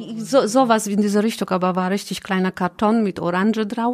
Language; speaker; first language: German; non-native, learner; Polish